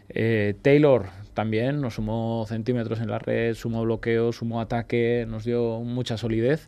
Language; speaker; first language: Spanish; native; Spanish